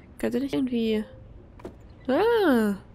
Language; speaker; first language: German; native; German